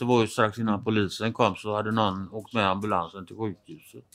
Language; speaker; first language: Swedish; native; Swedish